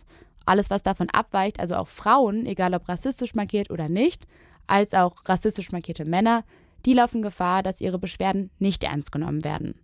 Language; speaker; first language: German; native; German